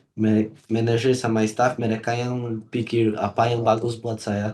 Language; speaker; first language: Indonesian; non-native, learner; Portuguese